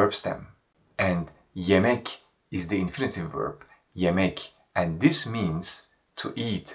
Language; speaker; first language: English; non-native, fluent; Turkish